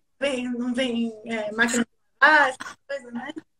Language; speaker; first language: Portuguese; native; Portuguese